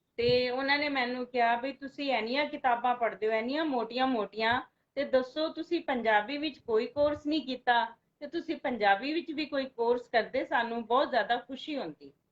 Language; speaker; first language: Punjabi; non-native, local second language; Hindi